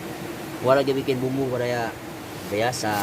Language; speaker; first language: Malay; non-native, local second language; Sundanese